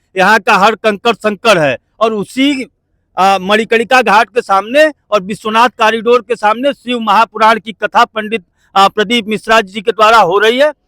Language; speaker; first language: Hindi; native; Hindi